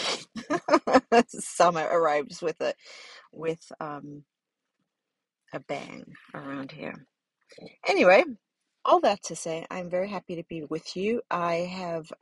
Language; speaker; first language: English; native; English